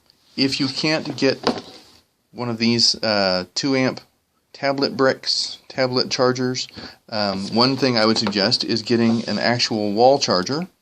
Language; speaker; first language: English; native; English